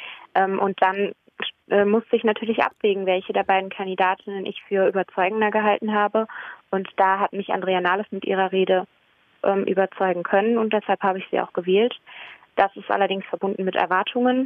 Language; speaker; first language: German; native; German